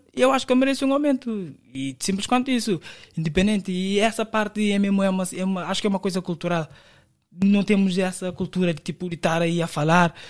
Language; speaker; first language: Portuguese; non-native, local second language; Kabuverdianu